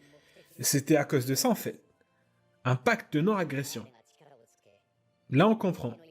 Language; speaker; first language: French; native; French